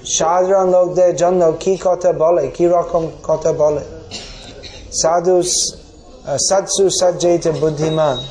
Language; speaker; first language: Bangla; non-native, fluent; English